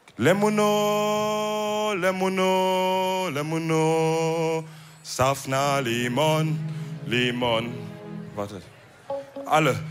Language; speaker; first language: German; early bilingual, other home language; Wolof